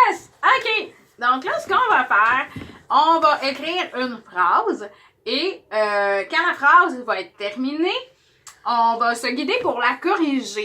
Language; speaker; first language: French; native; French